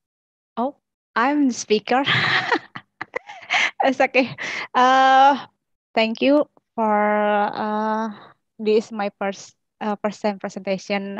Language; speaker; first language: English; non-native, learner; Indonesian